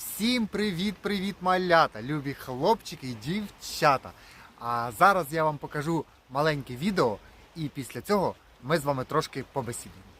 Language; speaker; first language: Ukrainian; non-native, local second language; Russian